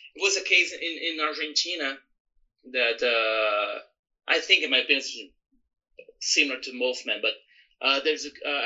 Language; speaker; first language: English; non-native, learner; Portuguese